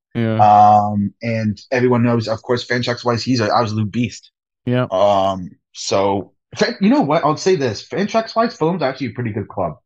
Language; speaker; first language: English; native; English